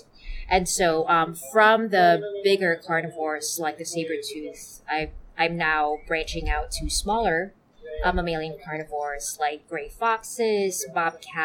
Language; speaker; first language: English; non-native, local second language; Filipino